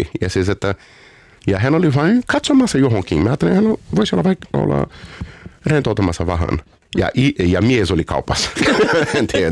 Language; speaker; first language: Finnish; non-native, learner; Portuguese